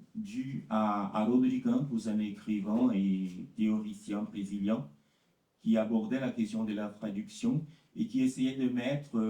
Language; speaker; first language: French; non-native, fluent; Portuguese